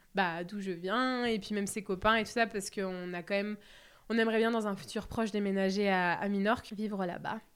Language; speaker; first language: French; native; French